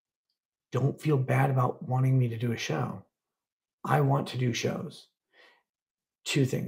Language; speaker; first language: English; native; English